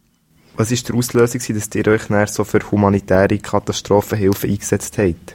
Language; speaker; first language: German; native; German